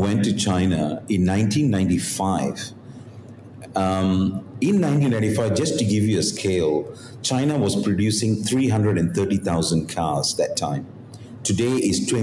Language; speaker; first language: English; non-native, local second language; Tamil